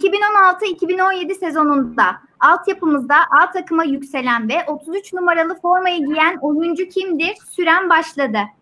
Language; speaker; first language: Turkish; native; Turkish